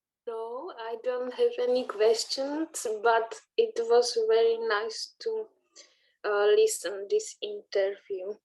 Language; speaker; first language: English; non-native, learner; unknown